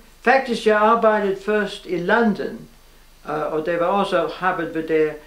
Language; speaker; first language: Danish; non-native, fluent; English